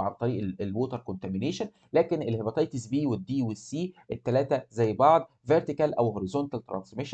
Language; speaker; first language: Arabic; native; Arabic